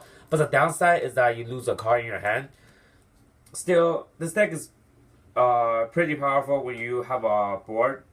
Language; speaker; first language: English; non-native, fluent; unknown